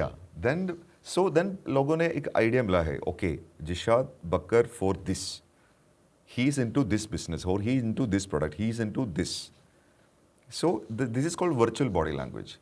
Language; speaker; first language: Hindi; non-native, local second language; Malayalam